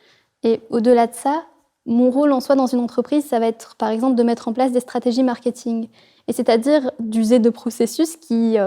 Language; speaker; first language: French; native; French